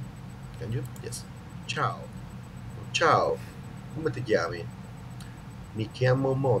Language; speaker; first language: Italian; non-native, learner; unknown